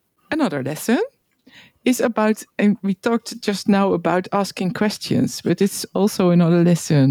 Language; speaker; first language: English; non-native, fluent; Dutch